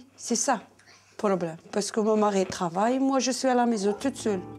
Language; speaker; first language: French; non-native, learner; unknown